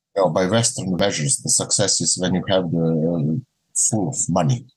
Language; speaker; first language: English; non-native, learner; Croatian